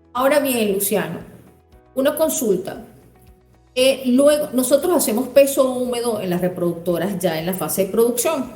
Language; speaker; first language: Spanish; native; Spanish